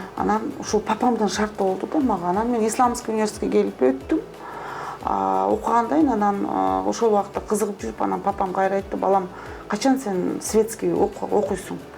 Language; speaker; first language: Kyrgyz; non-native, local second language; Russian